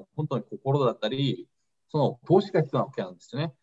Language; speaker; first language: Japanese; early bilingual, other home language; Korean